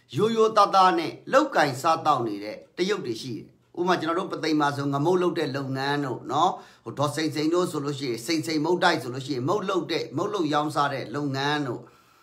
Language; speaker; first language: Burmese; native; Burmese